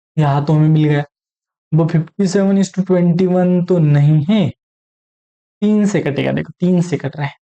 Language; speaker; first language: Hindi; non-native, local second language; Marathi